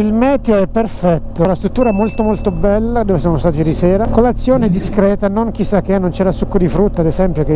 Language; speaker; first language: Italian; native; Italian